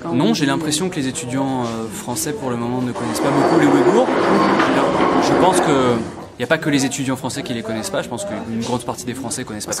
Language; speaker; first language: French; native; French